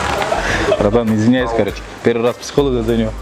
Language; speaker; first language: Russian; non-native, local second language; Kyrgyz